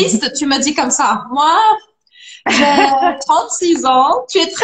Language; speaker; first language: French; non-native, fluent; Portuguese